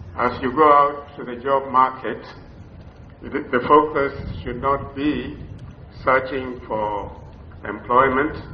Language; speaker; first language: English; non-native, local second language; Luyia